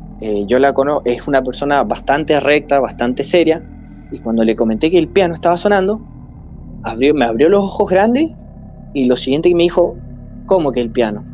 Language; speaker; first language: Spanish; native; Spanish